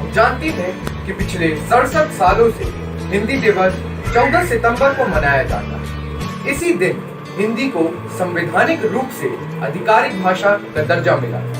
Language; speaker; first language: Hindi; native; Hindi